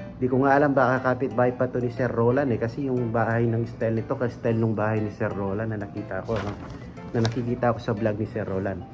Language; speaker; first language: Filipino; non-native, local second language; Pampanga